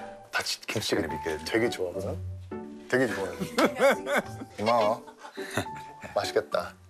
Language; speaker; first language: Korean; non-native, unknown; English